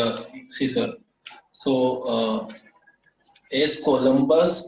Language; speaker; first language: Spanish; non-native, learner; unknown